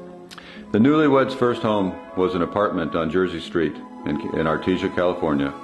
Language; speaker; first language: English; native; English